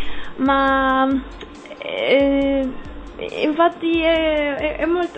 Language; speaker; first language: Italian; non-native, learner; Spanish